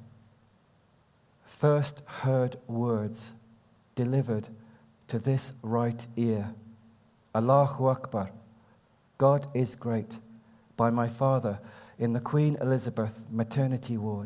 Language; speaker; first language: English; native; English